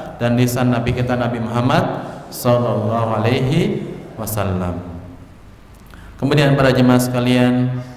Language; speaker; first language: Indonesian; non-native, local second language; Javanese